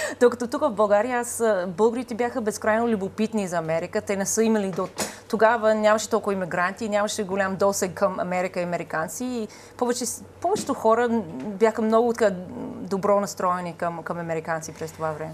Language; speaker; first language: Bulgarian; non-native, fluent; English